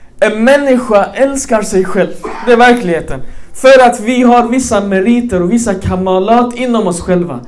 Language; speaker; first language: Swedish; early bilingual, other home language; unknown